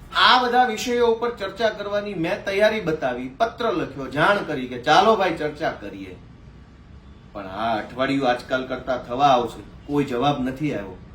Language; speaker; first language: Gujarati; native; Gujarati